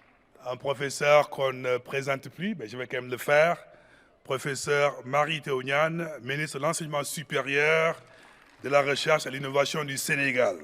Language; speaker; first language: French; non-native, local second language; Wolof